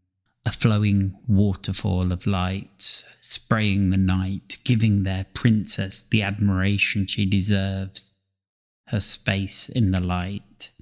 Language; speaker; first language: English; native; English